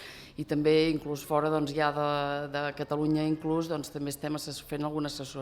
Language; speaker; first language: Catalan; native; Catalan